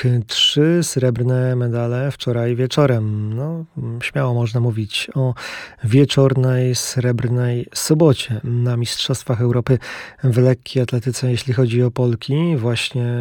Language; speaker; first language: Polish; native; Polish